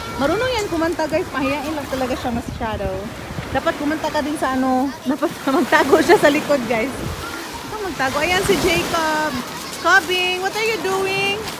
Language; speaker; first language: Filipino; non-native, local second language; Cebuano